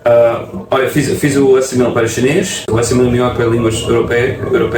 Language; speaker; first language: Portuguese; non-native, fluent; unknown